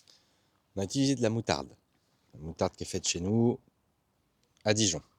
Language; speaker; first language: French; native; French